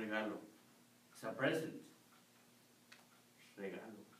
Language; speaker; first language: English; non-native, learner; Spanish